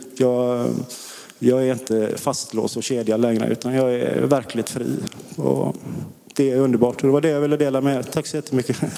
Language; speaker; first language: Swedish; native; Swedish